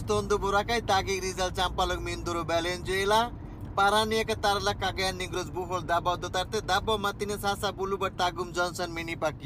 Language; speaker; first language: Filipino; non-native, learner; Bangla